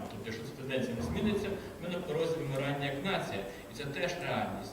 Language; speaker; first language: Ukrainian; native; Ukrainian